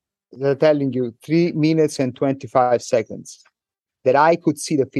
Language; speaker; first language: English; non-native, fluent; Italian